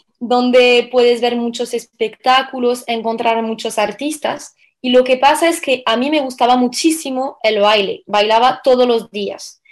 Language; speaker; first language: Spanish; non-native, fluent; French